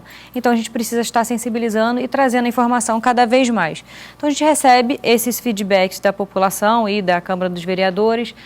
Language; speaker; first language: Portuguese; native; Portuguese